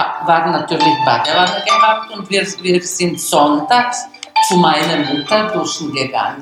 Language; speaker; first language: German; non-native, learner; Bosnian